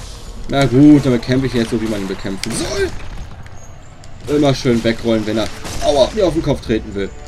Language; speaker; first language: German; native; German